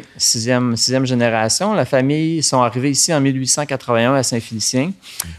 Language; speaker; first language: French; native; French